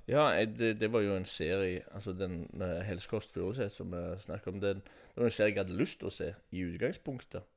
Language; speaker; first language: Norwegian; native; Norwegian